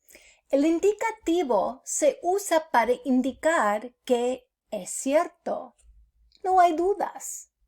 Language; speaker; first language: Spanish; non-native, fluent; English